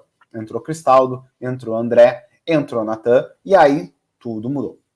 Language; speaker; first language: Portuguese; native; Portuguese